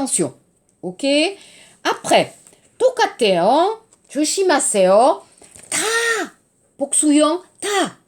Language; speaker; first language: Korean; non-native, learner; French